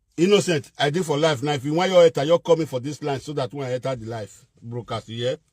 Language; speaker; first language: Nigerian Pidgin; native; Nigerian Pidgin